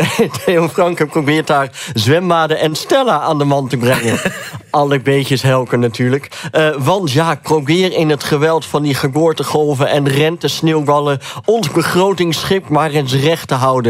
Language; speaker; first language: Dutch; native; Dutch